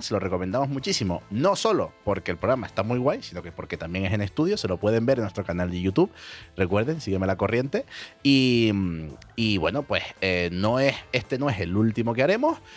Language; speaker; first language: Spanish; native; Spanish